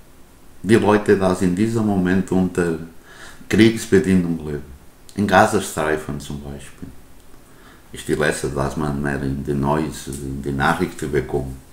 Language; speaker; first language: German; non-native, learner; Portuguese